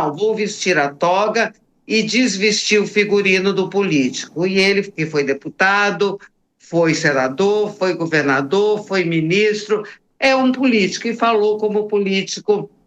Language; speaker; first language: Portuguese; native; Portuguese